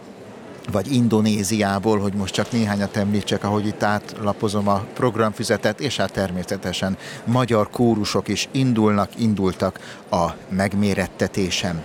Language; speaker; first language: Hungarian; native; Hungarian